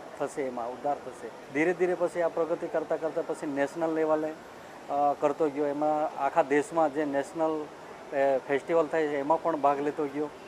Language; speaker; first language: Gujarati; non-native, local second language; Bhili